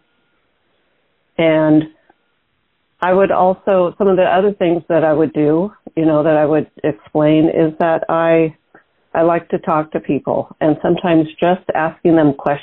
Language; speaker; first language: English; native; English